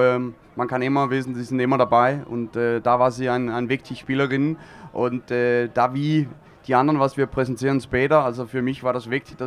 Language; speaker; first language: German; non-native, fluent; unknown